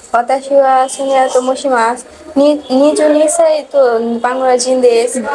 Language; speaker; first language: Japanese; non-native, learner; Bangla